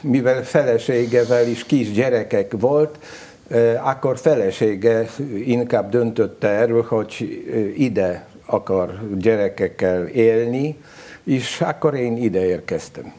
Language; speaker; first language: Hungarian; non-native, learner; Polish